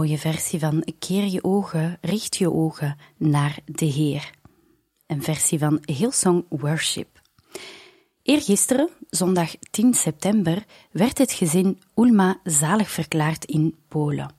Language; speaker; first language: Dutch; native; Dutch